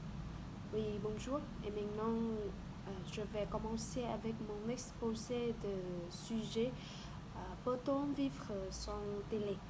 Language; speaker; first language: French; non-native, learner; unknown